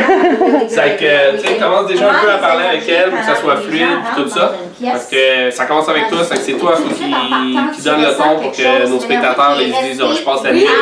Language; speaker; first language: French; native; French